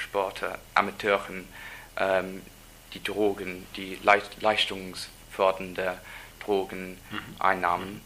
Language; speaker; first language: German; non-native, learner; English